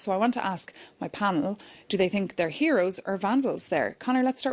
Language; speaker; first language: English; native; English